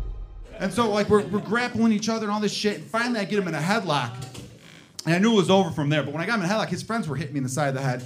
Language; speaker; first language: English; native; English